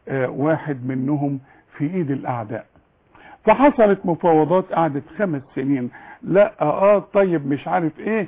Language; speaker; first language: Arabic; native; Arabic